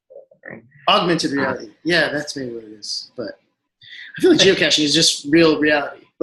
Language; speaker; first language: English; native; English